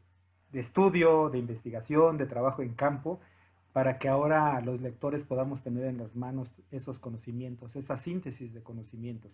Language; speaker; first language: Spanish; native; Spanish